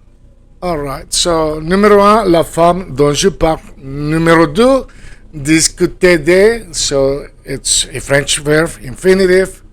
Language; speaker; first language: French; non-native, fluent; Spanish